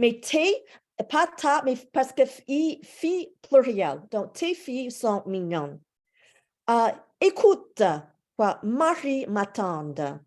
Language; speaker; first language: French; non-native, fluent; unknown